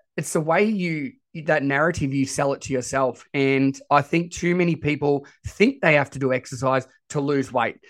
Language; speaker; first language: English; native; English